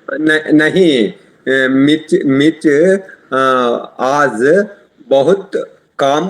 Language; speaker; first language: Hindi; non-native, learner; Telugu